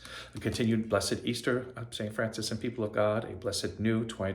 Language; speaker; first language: English; native; English